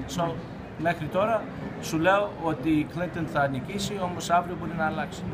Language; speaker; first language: Greek; early bilingual, heritage; Greek